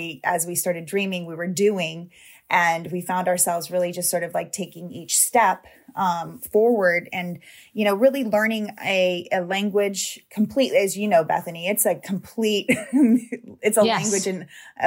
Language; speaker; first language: English; native; English